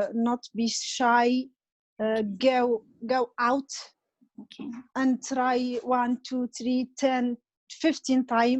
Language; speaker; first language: English; non-native, learner; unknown